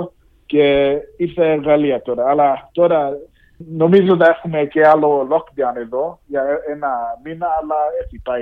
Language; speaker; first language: Greek; early bilingual, heritage; English